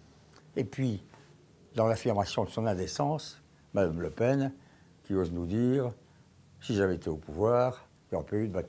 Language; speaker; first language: French; native; French